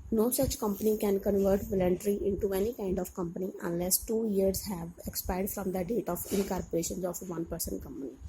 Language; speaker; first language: English; non-native, local second language; Punjabi